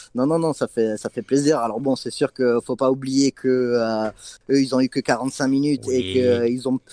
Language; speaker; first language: French; non-native, fluent; English